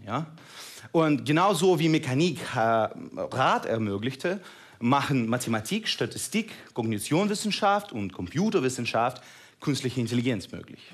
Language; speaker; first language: German; non-native, fluent; Russian